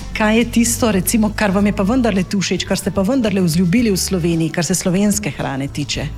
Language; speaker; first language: Slovenian; native; Slovenian